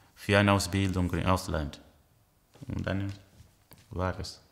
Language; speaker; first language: German; early bilingual, other home language; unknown